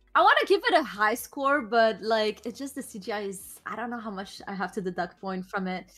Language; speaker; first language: English; non-native, fluent; Arabic